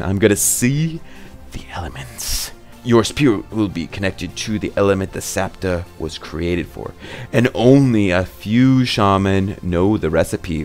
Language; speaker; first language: English; native; English